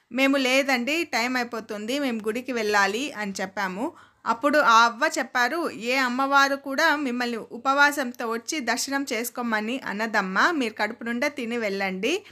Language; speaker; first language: Telugu; non-native, local second language; Kannada